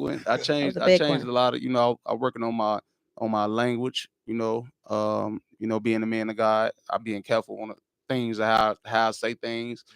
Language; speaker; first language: English; native; English